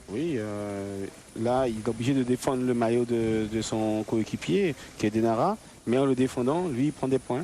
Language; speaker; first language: French; native; French